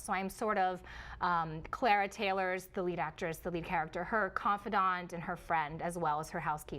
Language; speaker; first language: English; early bilingual, other home language; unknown